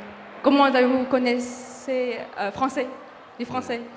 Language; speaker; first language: French; non-native, learner; Vietnamese